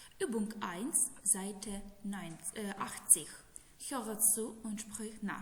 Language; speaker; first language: German; non-native, fluent; Ukrainian